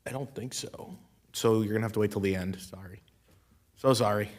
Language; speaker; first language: English; native; English